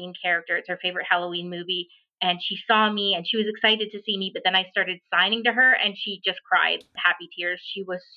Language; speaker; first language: English; native; English